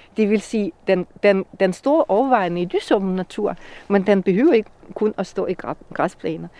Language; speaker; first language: Danish; non-native, fluent; Russian